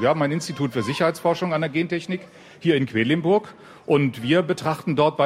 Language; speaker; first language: German; native; German